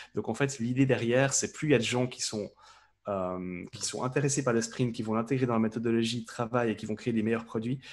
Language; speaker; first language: French; native; French